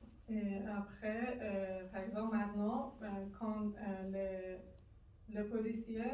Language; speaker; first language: French; non-native, learner; Persian